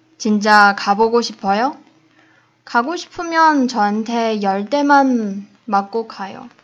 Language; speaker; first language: Korean; non-native, fluent; Chinese